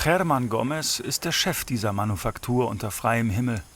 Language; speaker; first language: German; native; German